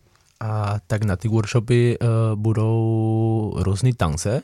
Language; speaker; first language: Czech; non-native, fluent; Spanish